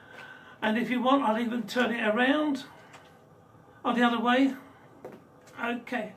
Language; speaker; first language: English; native; English